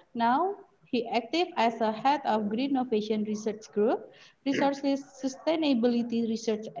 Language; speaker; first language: English; non-native, fluent; Indonesian